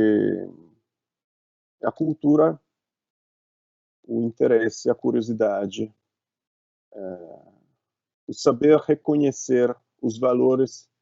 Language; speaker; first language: Portuguese; non-native, fluent; Italian